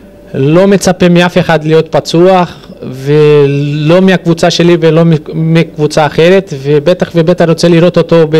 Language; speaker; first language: Hebrew; non-native, fluent; Portuguese